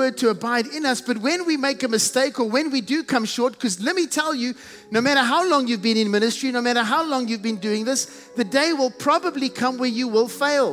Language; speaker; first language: English; native; English